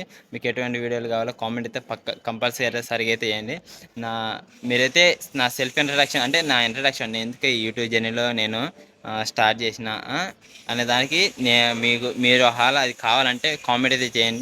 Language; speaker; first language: Telugu; native; Telugu